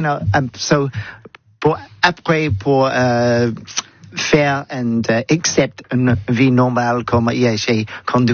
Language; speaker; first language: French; non-native, learner; English